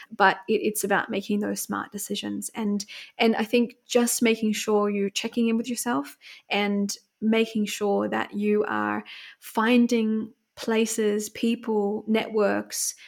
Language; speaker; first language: English; native; English